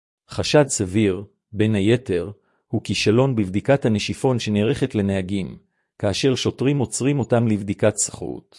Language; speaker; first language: Hebrew; native; Hebrew